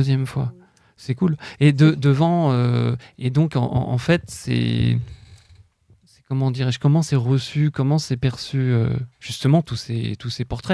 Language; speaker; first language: French; native; French